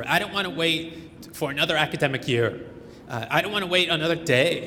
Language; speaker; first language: English; early bilingual, other home language; Spanish